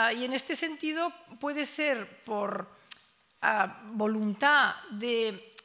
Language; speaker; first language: Spanish; non-native, local second language; Catalan